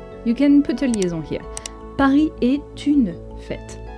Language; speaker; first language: French; native; French